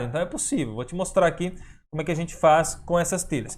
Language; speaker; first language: Portuguese; native; Portuguese